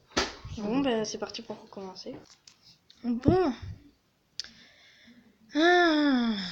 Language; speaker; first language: French; native; French